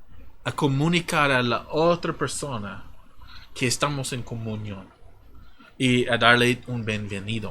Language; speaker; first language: Spanish; non-native, fluent; English